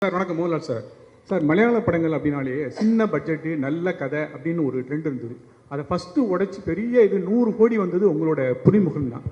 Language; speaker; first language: Tamil; native; Tamil